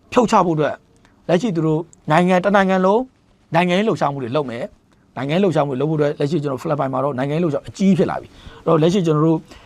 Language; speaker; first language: Burmese; native; Burmese